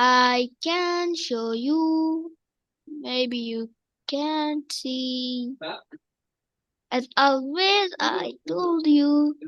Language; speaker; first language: English; non-native, local second language; Urdu